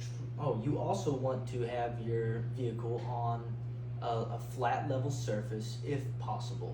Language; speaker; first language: English; native; English